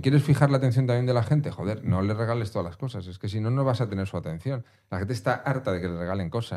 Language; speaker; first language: Spanish; native; Spanish